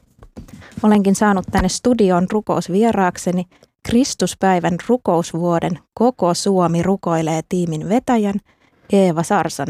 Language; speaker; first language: Finnish; native; Finnish